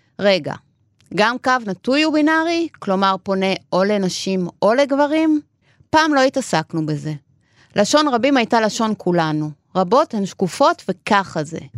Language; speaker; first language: Hebrew; non-native, fluent; Spanish